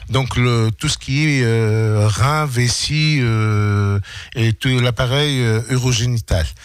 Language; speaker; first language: French; non-native, local second language; Arabic